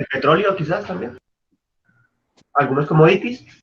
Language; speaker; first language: Spanish; native; Spanish